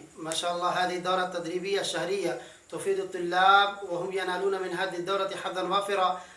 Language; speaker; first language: Arabic; non-native, fluent; Urdu